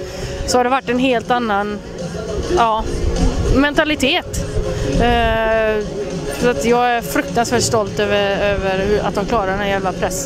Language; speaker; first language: Swedish; native; Swedish